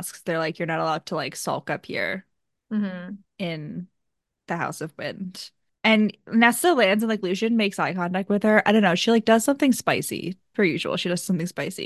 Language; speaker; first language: English; native; English